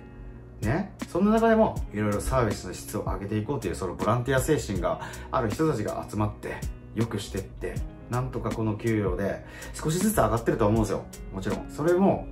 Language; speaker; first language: Japanese; native; Japanese